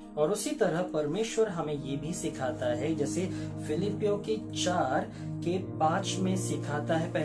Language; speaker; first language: Hindi; non-native, local second language; Marathi